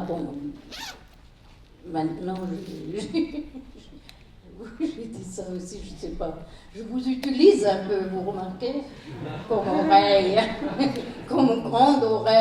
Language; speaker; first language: French; non-native, fluent; German